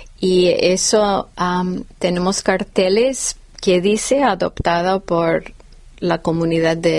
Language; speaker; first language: Spanish; non-native, fluent; English